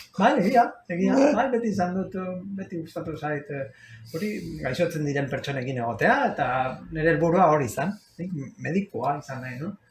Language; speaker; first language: Basque; non-native, local second language; Spanish